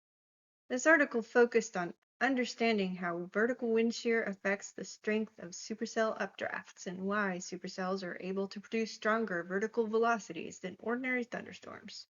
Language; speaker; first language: English; native; English